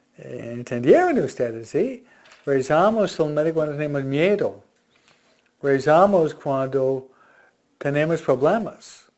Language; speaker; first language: Spanish; non-native, fluent; English